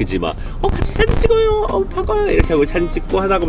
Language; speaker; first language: Korean; native; Korean